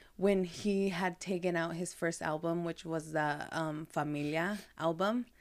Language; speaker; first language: English; early bilingual, heritage; Spanish